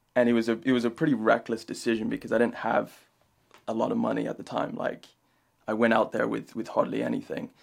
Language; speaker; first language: English; native; English